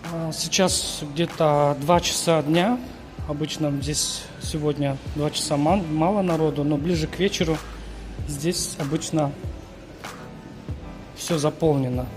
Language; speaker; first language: Russian; non-native, local second language; Kyrgyz